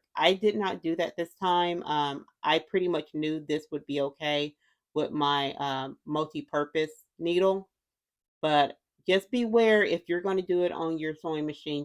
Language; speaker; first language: English; native; English